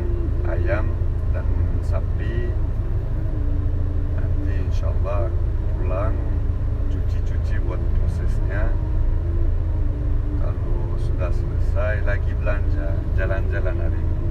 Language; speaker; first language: Indonesian; non-native, fluent; Turkish